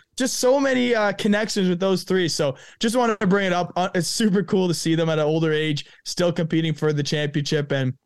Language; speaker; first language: English; native; English